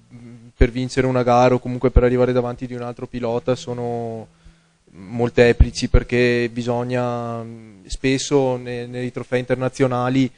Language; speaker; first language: Italian; native; Italian